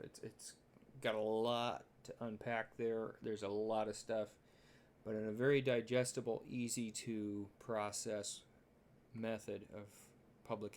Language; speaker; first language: English; native; English